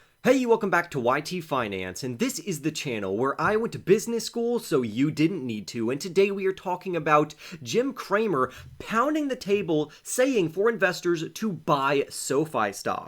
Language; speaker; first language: English; native; English